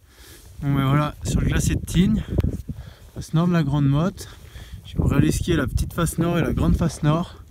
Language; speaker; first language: French; native; French